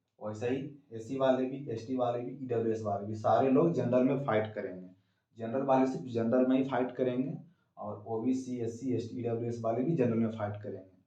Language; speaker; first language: Hindi; native; Hindi